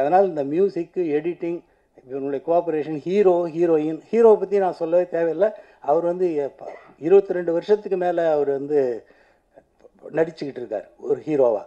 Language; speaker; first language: Tamil; native; Tamil